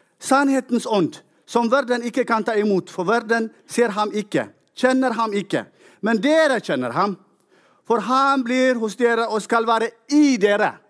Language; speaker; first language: Norwegian; non-native, fluent; Tigrinya